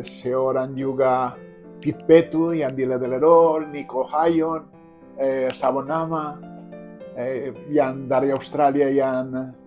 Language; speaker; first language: Indonesian; non-native, fluent; Spanish